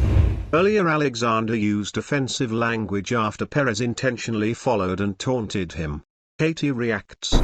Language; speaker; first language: English; native; English